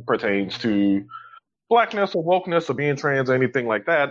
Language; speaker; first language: English; native; English